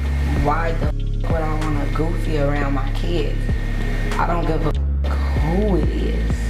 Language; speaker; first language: English; native; English